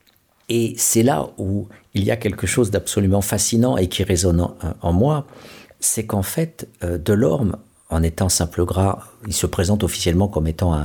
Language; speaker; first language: French; native; French